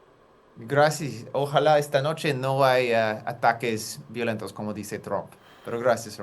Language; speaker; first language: Spanish; non-native, fluent; English